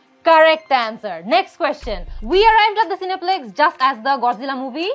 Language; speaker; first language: English; non-native, local second language; Bangla